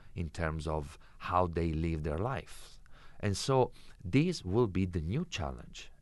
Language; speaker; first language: English; non-native, fluent; Italian